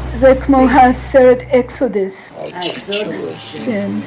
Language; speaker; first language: Hebrew; early bilingual, heritage; English